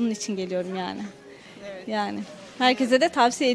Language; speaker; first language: Turkish; native; Turkish